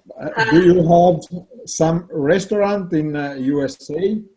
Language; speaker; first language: English; non-native, learner; Italian